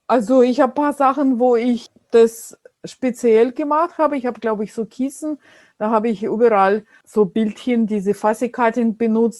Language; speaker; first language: German; non-native, fluent; Russian